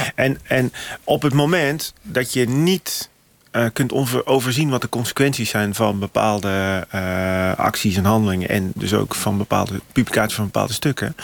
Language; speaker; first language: Dutch; native; Dutch